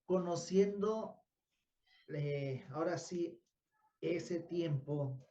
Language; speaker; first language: Spanish; native; Spanish